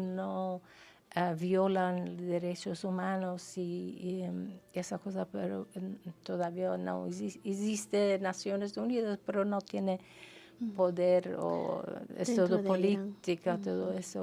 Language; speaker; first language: Spanish; non-native, fluent; Persian